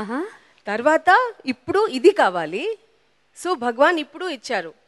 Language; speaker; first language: Telugu; non-native, local second language; Tamil